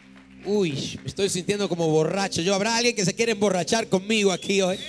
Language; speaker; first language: Spanish; native; Spanish